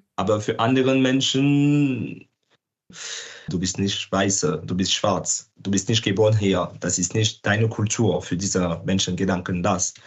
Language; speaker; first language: German; non-native, learner; French